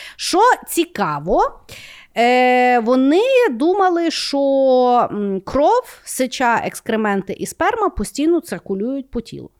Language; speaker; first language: Ukrainian; non-native, local second language; Russian